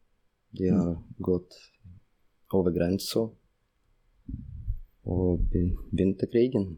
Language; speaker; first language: Norwegian; non-native, fluent; Russian